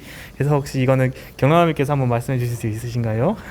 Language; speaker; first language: Korean; native; Korean